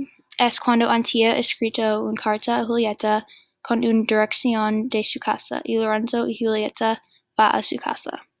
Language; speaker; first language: Spanish; non-native, learner; English